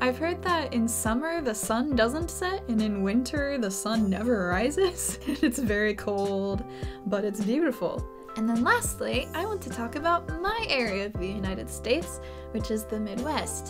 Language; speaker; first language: English; native; English